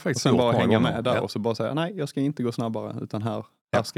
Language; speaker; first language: Swedish; native; Swedish